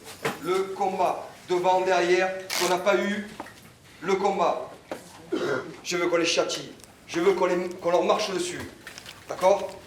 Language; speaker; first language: French; native; French